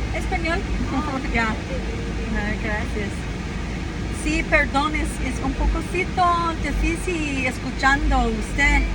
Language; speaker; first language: Spanish; non-native, learner; English